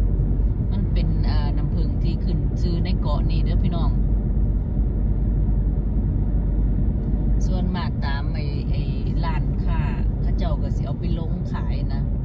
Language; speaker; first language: Thai; non-native, local second language; Lao